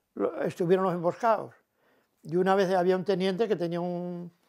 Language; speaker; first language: Spanish; native; Spanish